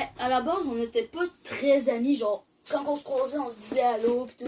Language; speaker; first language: French; native; French